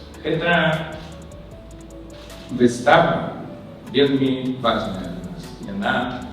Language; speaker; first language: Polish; non-native, learner; Belarusian